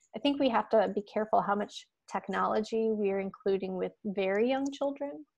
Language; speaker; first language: English; native; English